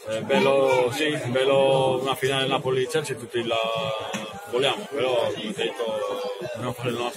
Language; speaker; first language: Italian; non-native, fluent; Spanish